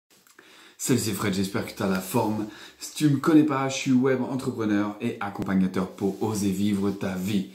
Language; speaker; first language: French; native; French